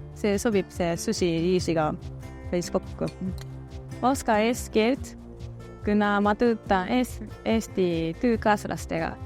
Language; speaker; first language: Estonian; non-native, learner; Japanese